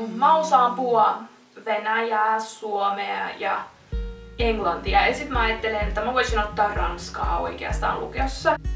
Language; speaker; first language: Finnish; non-native, fluent; Russian